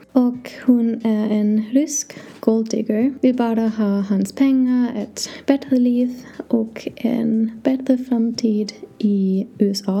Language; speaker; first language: Swedish; non-native, learner; English